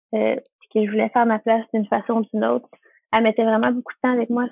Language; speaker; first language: French; native; French